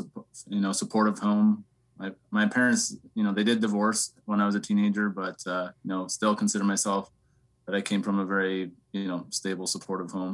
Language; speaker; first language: English; native; English